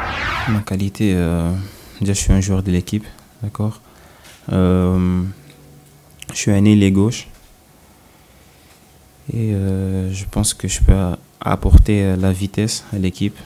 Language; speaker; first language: French; non-native, local second language; Dutch